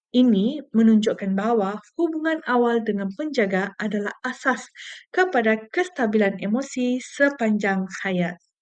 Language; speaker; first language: Malay; non-native, local second language; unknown